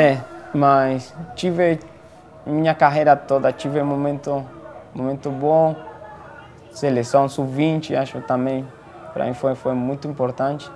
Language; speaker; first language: Portuguese; non-native, fluent; Spanish